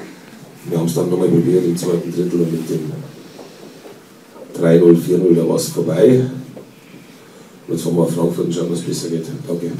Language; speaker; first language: German; native; German